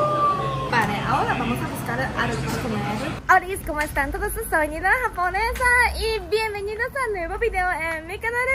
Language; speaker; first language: Spanish; non-native, learner; Japanese